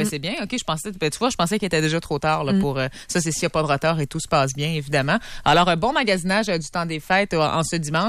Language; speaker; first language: French; native; French